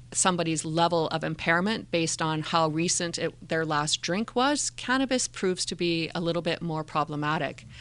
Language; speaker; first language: English; native; English